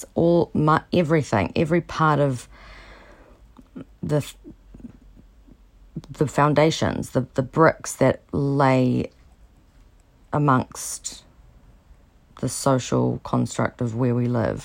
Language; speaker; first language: English; native; English